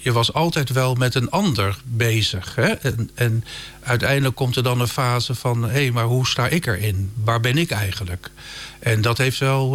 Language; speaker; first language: Dutch; native; Dutch